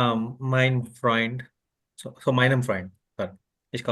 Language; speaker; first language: German; non-native, learner; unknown